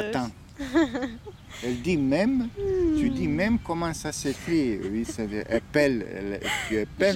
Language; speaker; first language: French; non-native, fluent; Serbian